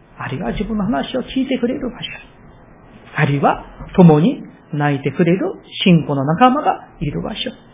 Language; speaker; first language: Japanese; non-native, fluent; Korean